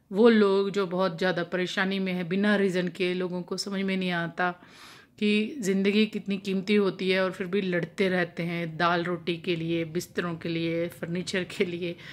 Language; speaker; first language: Hindi; non-native, local second language; Punjabi